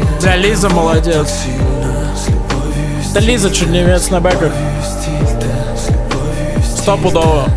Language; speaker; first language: Russian; native; Russian